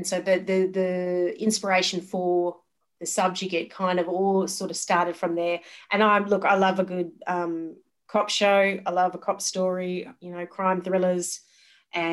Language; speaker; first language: English; native; English